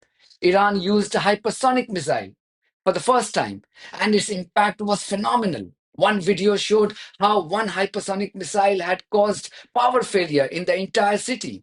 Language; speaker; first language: English; non-native, local second language; Hindi